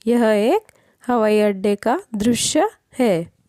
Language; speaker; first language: Hindi; non-native, local second language; Marathi